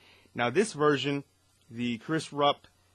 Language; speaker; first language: English; native; English